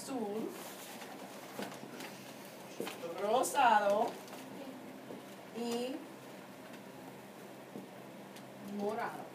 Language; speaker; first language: Spanish; non-native, fluent; English